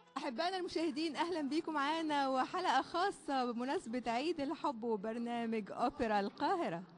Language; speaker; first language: Egyptian Arabic; native; Egyptian Arabic